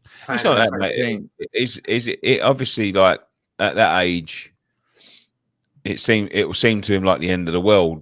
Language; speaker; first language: English; native; English